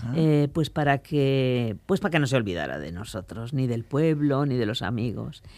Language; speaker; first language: Spanish; native; Spanish